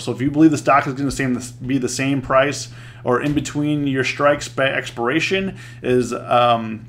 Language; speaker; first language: English; native; English